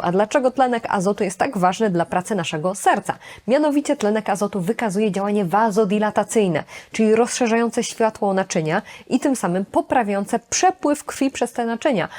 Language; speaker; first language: Polish; native; Polish